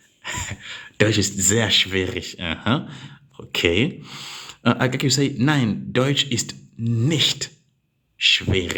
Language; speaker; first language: German; non-native, learner; English